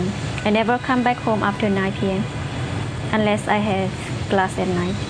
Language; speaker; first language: English; non-native, fluent; Vietnamese